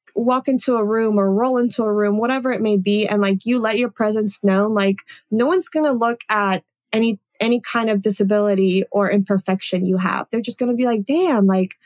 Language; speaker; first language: English; early bilingual, other home language; Polish